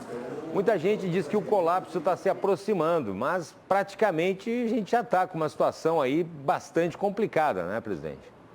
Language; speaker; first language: Portuguese; native; Portuguese